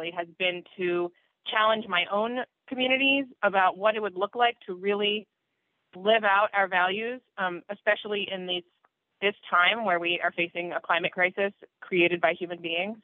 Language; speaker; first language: English; native; English